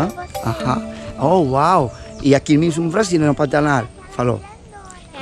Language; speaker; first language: Portuguese; non-native, learner; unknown